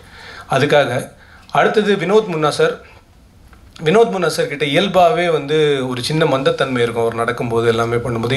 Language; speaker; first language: Tamil; native; Tamil